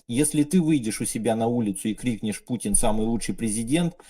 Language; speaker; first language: Russian; native; Russian